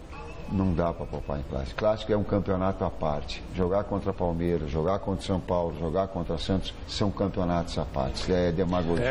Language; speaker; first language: Portuguese; native; Portuguese